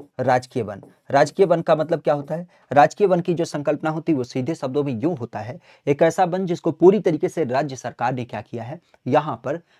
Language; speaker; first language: Hindi; native; Hindi